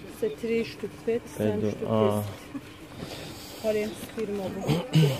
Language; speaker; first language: Russian; non-native, learner; Turkish